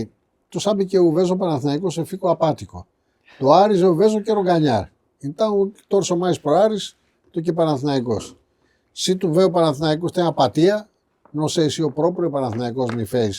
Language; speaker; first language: Portuguese; non-native, fluent; Greek